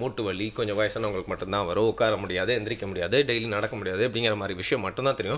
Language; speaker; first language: Tamil; native; Tamil